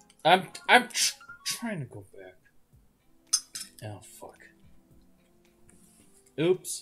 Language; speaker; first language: English; native; English